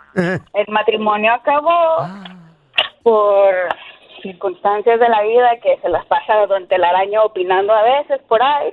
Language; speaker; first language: Spanish; native; Spanish